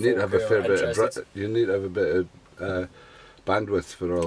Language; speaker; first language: English; native; English